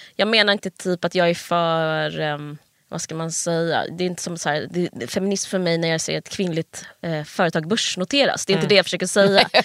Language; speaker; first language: Swedish; native; Swedish